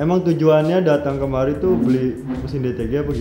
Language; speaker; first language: Indonesian; native; Indonesian